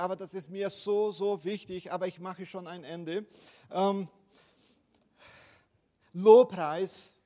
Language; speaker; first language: German; non-native, fluent; Portuguese